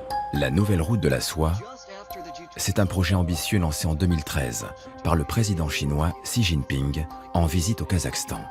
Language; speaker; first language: French; native; French